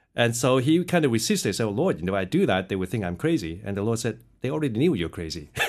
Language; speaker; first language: English; early bilingual, other home language; Cantonese